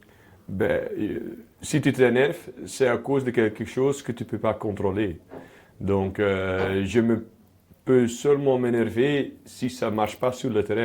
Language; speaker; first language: French; non-native, local second language; Dutch